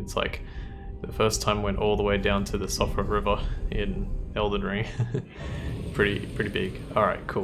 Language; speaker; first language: English; native; English